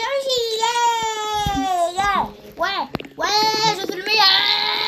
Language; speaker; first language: French; early bilingual, other home language; Portuguese